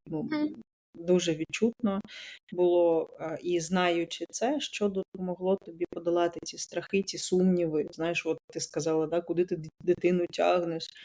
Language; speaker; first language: Ukrainian; native; Ukrainian